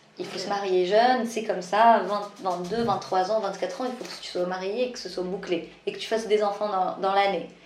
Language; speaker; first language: French; non-native, local second language; Arabic